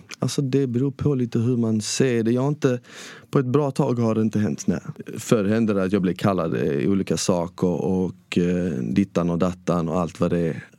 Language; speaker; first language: Swedish; early bilingual, other home language; Bosnian